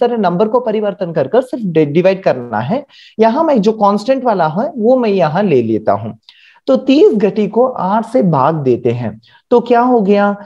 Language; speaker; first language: Hindi; non-native, local second language; Marathi